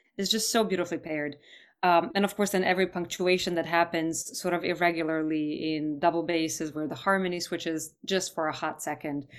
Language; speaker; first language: English; non-native, fluent; Serbian